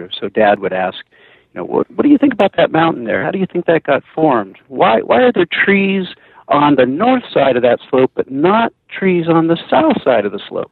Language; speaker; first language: English; native; English